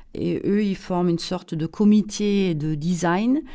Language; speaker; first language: French; non-native, fluent; German